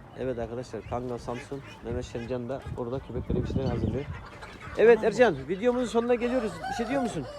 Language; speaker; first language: Turkish; native; Turkish